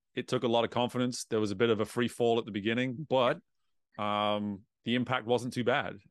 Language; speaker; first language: English; native; English